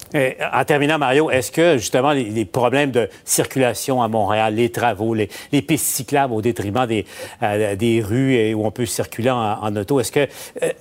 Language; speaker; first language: French; native; French